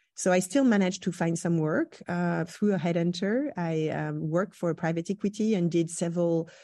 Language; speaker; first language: English; non-native, fluent; French